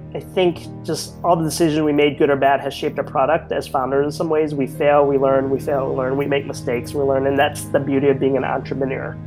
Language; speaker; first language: English; native; English